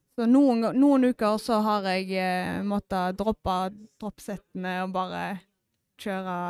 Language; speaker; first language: Norwegian; native; Norwegian